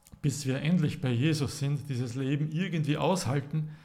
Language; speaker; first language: German; native; German